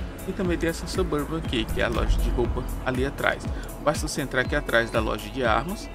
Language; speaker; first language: Portuguese; native; Portuguese